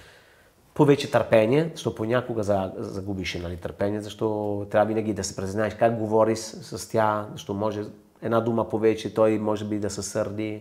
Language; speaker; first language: Bulgarian; non-native, fluent; Italian